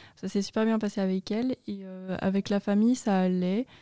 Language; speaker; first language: French; native; French